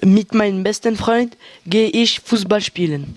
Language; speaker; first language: German; non-native, learner; French